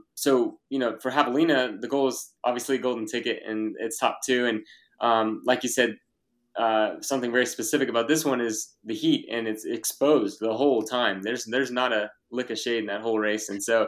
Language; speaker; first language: English; native; English